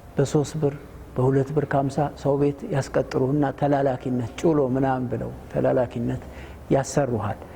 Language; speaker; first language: Amharic; non-native, local second language; Sebat Bet Gurage